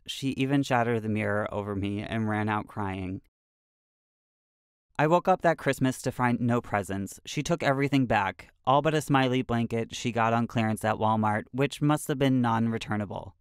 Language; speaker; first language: English; native; English